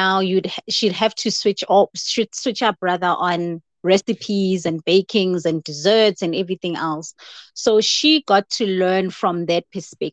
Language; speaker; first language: English; non-native, local second language; Zulu